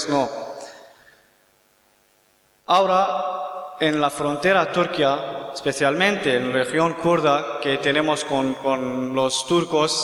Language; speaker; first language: Spanish; non-native, learner; Kurdish